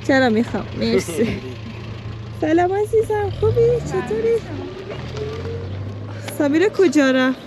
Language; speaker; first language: Persian; non-native, fluent; Turkish